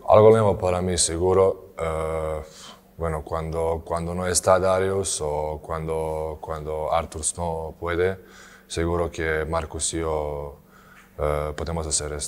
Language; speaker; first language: Spanish; non-native, learner; Serbian